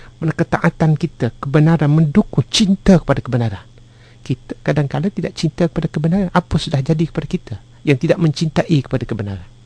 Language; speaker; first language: Malay; native; Malay